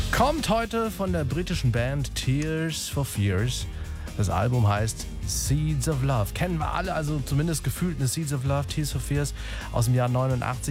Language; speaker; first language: German; native; German